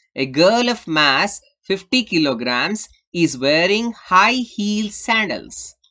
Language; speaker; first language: English; non-native, local second language; Urdu